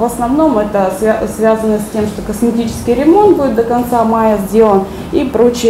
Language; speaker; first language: Russian; native; Russian